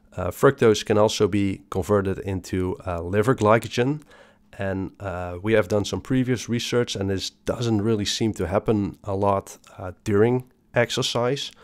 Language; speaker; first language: English; non-native, fluent; Dutch